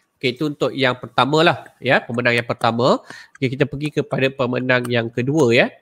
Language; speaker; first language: Malay; native; Malay